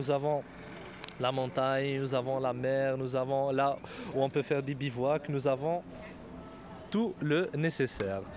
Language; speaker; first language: French; non-native, local second language; Arabic